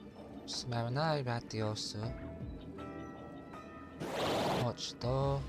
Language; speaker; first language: Japanese; non-native, learner; English